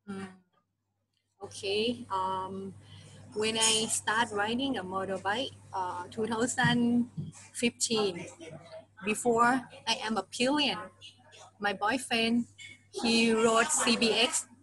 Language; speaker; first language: English; non-native, learner; Thai